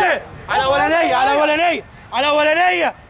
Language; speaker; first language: Arabic; native; Arabic